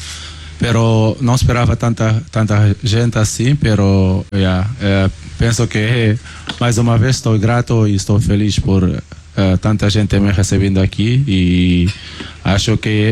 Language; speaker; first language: Spanish; non-native, learner; Portuguese